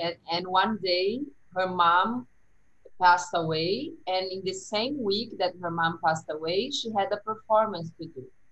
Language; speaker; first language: English; non-native, fluent; Portuguese